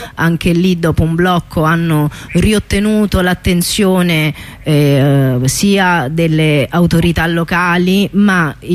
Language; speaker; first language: Italian; native; Italian